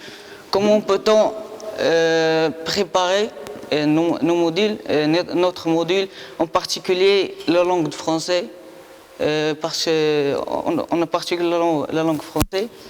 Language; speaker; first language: French; non-native, local second language; Arabic